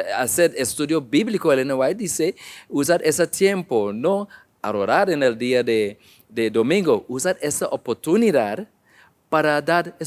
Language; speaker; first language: Spanish; non-native, learner; English